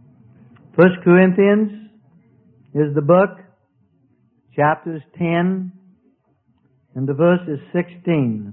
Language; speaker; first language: English; native; English